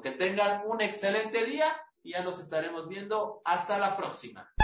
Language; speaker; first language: Spanish; native; Spanish